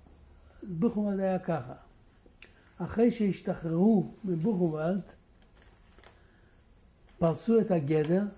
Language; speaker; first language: Hebrew; non-native, fluent; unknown